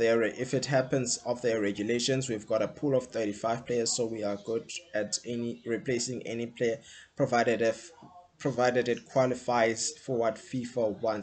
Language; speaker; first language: English; non-native, local second language; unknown